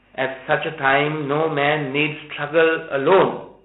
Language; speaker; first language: English; non-native, local second language; Sinhala